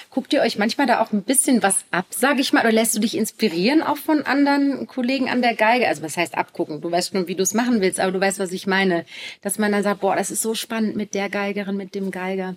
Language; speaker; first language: German; native; German